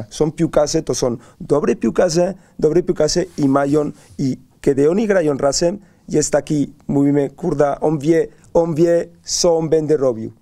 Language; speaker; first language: Polish; non-native, learner; Spanish